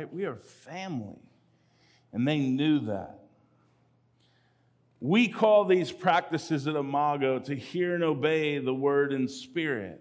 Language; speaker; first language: English; native; English